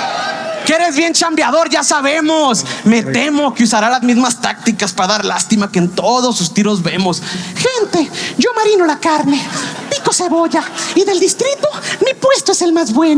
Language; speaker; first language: Spanish; native; Spanish